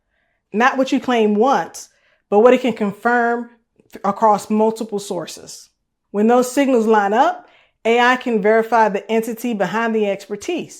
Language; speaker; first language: English; native; English